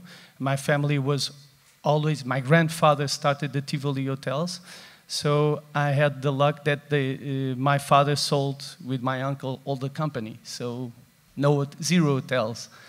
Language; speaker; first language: English; non-native, fluent; Portuguese